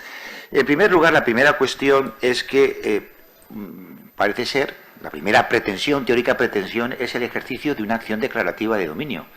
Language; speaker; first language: Spanish; native; Spanish